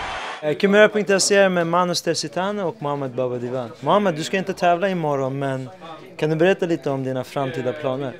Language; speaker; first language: Swedish; native; Swedish